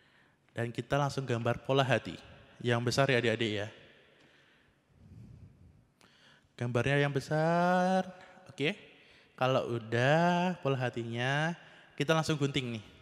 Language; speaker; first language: Indonesian; native; Indonesian